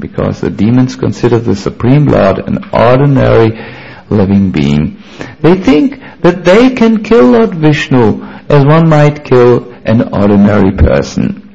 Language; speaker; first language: English; non-native, fluent; German